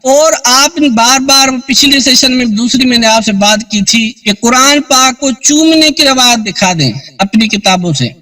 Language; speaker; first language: Urdu; non-native, local second language; Sindhi